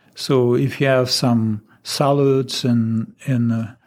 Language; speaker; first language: English; non-native, fluent; Russian